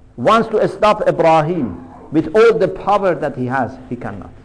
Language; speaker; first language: English; non-native, fluent; Persian